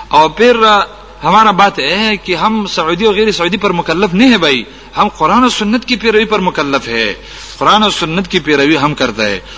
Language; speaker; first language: Urdu; non-native, local second language; Pashto